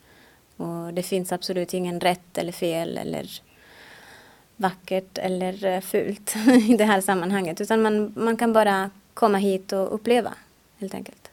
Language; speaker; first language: Swedish; non-native, fluent; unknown